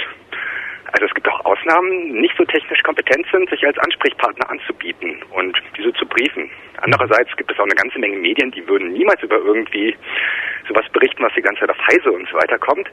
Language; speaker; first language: German; native; German